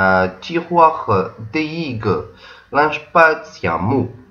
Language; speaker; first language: Chinese; non-native, learner; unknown